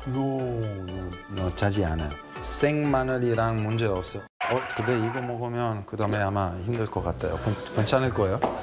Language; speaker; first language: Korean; non-native, fluent; Italian